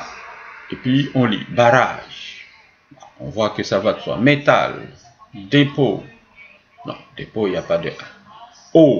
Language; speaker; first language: French; non-native, local second language; Swahili